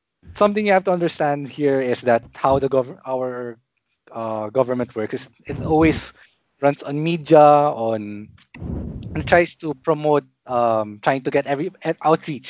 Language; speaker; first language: English; non-native, local second language; Filipino